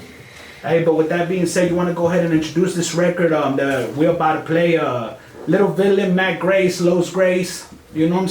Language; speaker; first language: English; native; English